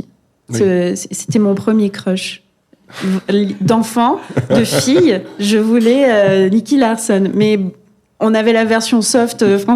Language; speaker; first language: French; native; French